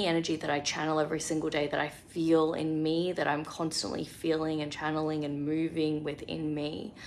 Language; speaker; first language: English; native; English